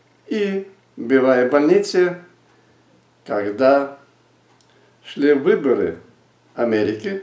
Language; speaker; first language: Russian; non-native, local second language; Lithuanian